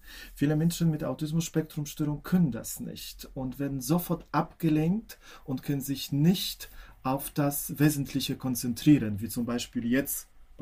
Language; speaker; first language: German; non-native, fluent; Polish